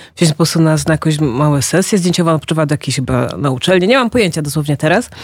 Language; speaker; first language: Polish; early bilingual, heritage; Polish